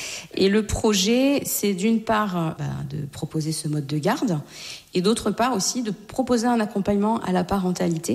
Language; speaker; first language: French; native; French